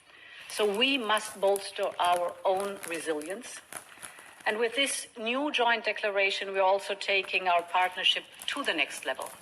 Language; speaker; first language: English; non-native, fluent; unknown